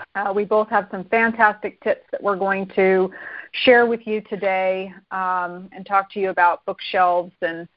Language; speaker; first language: English; native; English